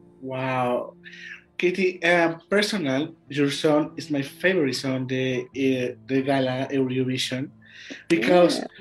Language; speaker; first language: English; non-native, learner; Spanish